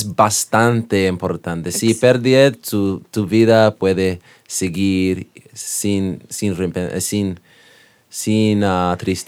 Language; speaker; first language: Spanish; non-native, learner; English